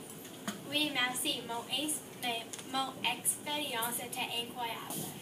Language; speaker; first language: French; non-native, learner; English